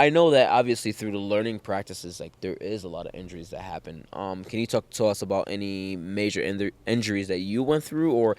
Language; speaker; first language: English; native; English